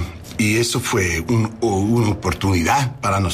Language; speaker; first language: Spanish; non-native, learner; English